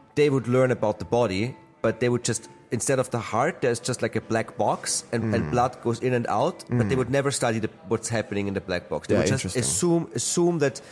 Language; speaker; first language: English; non-native, fluent; German